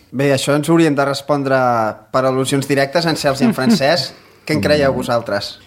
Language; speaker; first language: Catalan; native; Catalan